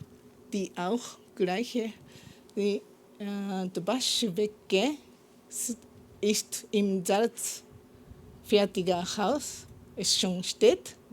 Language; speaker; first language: German; non-native, learner; Japanese